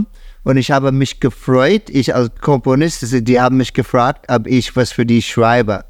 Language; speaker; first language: German; non-native, fluent; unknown